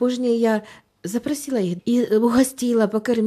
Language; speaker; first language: Polish; non-native, learner; Russian